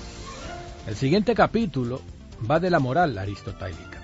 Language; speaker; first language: Spanish; native; Spanish